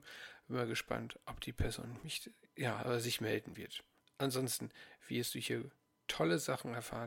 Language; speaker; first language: German; native; German